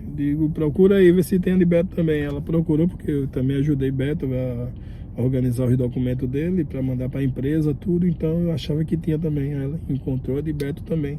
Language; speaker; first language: Portuguese; native; Portuguese